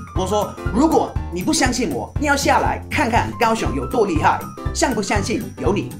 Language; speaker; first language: Chinese; non-native, fluent; English